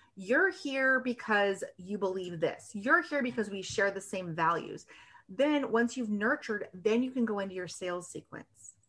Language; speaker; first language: English; native; English